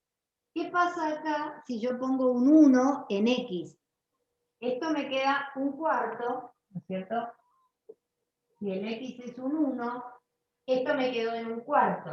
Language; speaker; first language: Spanish; native; Spanish